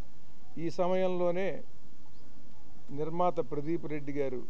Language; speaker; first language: Telugu; native; Telugu